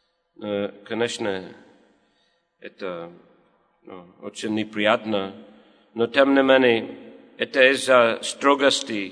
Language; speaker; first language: Russian; non-native, learner; English